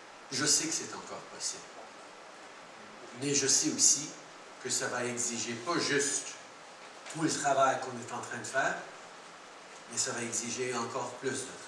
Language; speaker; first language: French; early bilingual, heritage; French